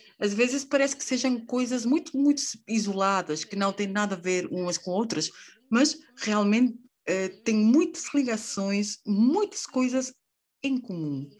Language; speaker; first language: Portuguese; non-native, fluent; Spanish